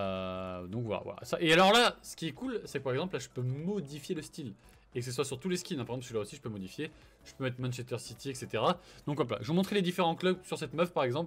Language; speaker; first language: French; native; French